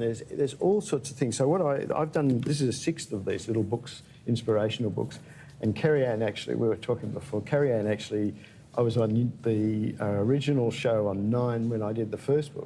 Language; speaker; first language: English; native; English